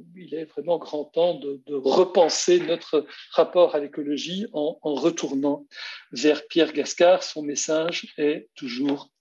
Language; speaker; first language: French; native; French